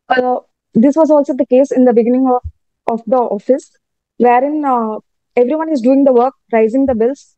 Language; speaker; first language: English; non-native, local second language; Telugu